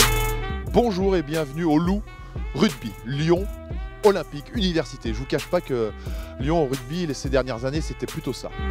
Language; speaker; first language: French; native; French